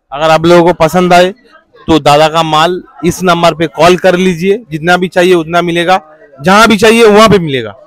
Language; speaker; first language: Hindi; non-native, local second language; Bangla